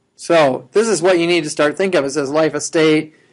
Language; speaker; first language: English; native; English